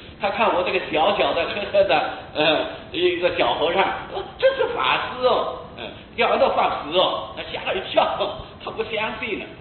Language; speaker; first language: Chinese; non-native, local second language; Hakka Chinese